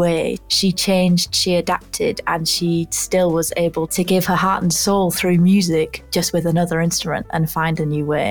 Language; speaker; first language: English; native; English